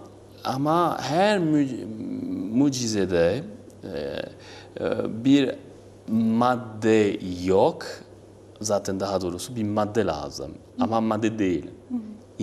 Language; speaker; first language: Turkish; non-native, learner; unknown